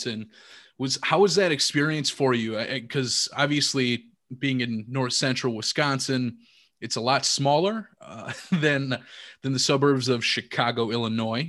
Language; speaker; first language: English; native; English